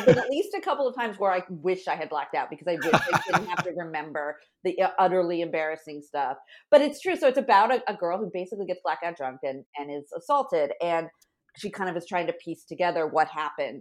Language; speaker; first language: English; native; English